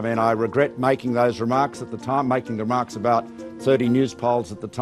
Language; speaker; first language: English; native; English